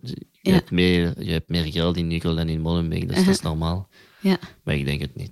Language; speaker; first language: Dutch; non-native, local second language; French